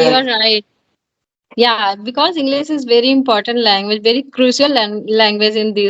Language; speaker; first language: English; non-native, learner; Hindi